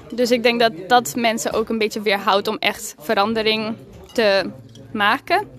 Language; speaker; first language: Dutch; non-native, fluent; Spanish